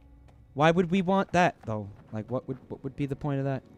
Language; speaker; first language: English; native; English